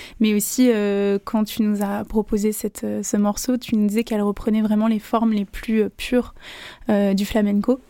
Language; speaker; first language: French; native; French